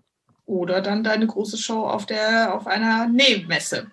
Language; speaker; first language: German; native; German